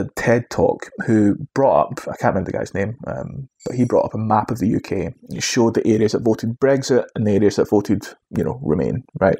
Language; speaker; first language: English; native; English